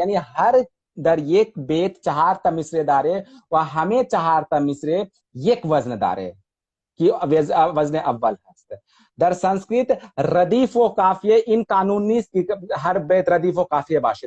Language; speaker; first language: Persian; non-native, fluent; Hindi